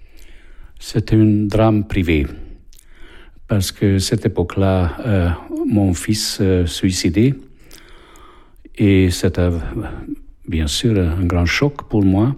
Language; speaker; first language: French; non-native, fluent; Hungarian